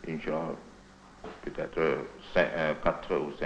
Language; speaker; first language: French; non-native, fluent; Indonesian